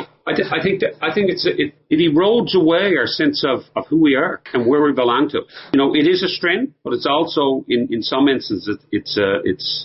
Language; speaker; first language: English; native; English